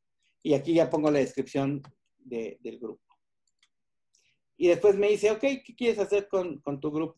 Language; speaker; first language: Spanish; native; Spanish